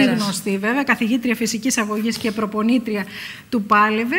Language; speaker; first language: Greek; native; Greek